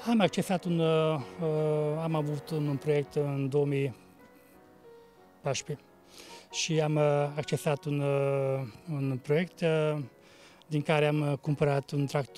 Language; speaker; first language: Romanian; non-native, local second language; Hungarian